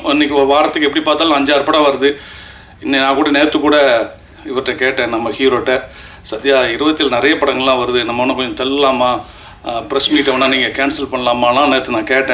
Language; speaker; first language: Tamil; native; Tamil